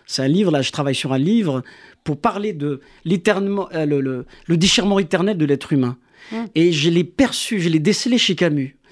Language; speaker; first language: French; non-native, local second language; Kabyle